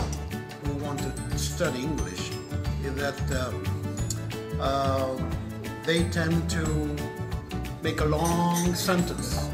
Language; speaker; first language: English; non-native, fluent; Japanese